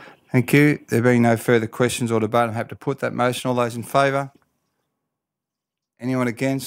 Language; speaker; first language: English; native; English